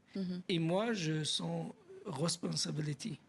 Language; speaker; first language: French; non-native, learner; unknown